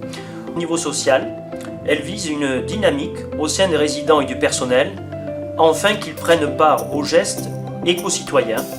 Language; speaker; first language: French; native; French